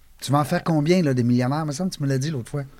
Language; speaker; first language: French; native; French